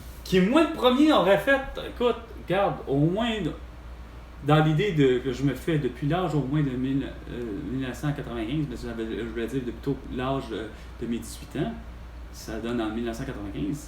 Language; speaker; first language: French; native; French